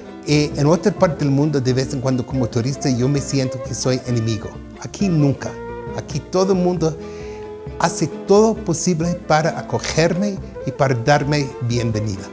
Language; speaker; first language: Spanish; non-native, fluent; English